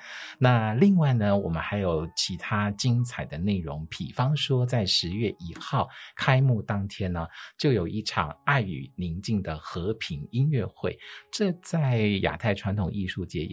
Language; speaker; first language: Chinese; native; Chinese